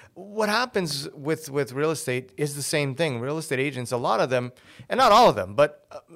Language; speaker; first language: English; non-native, fluent; Portuguese